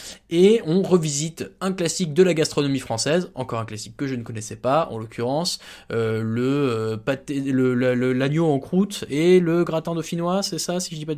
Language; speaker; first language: French; native; French